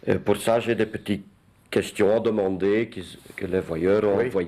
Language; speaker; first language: French; non-native, local second language; Dutch